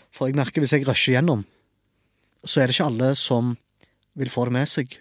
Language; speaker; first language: Norwegian; early bilingual, other home language; Arabic